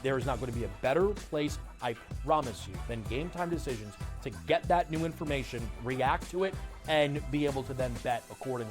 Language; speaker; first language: English; native; English